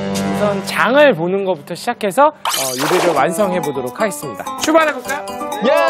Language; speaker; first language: Korean; native; Korean